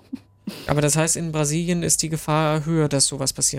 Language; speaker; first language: German; native; German